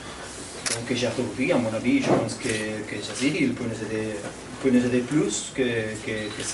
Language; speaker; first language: French; non-native, fluent; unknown